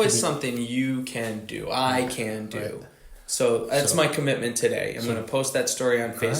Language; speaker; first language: English; native; English